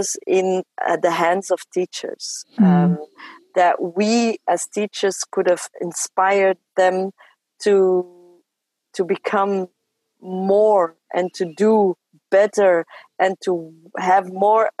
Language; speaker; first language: English; non-native, fluent; French